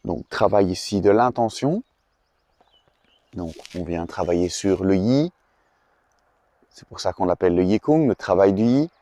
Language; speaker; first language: French; native; French